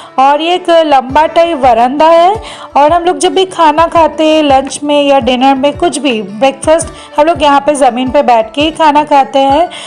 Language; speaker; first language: Hindi; non-native, local second language; Bangla